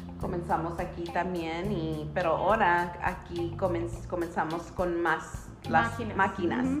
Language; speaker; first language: Spanish; early bilingual, heritage; Spanish